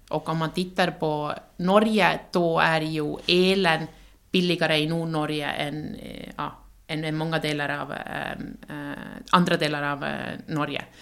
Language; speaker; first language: Norwegian; non-native, fluent; Estonian